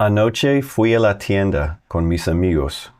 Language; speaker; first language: Spanish; non-native, fluent; English